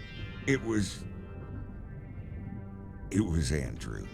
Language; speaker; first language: English; native; English